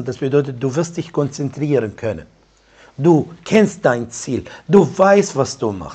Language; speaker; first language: German; non-native, fluent; Arabic